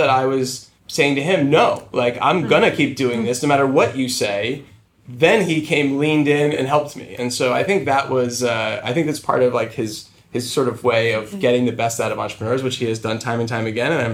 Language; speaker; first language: English; native; English